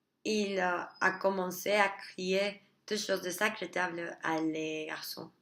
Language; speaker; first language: French; non-native, learner; Spanish